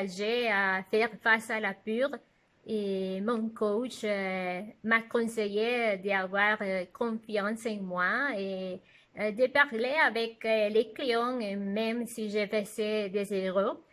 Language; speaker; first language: French; non-native, fluent; Spanish